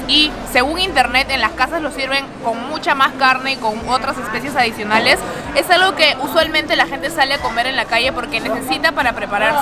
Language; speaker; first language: Spanish; native; Spanish